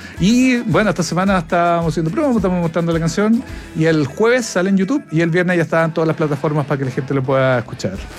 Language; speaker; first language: Spanish; native; Spanish